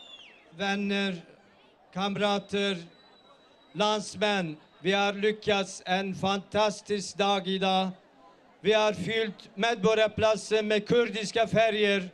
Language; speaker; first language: Swedish; early bilingual, other home language; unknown